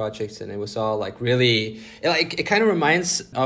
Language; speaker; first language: English; non-native, fluent; Norwegian